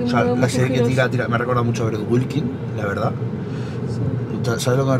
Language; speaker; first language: Spanish; native; Spanish